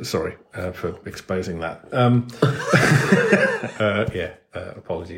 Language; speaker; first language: English; native; English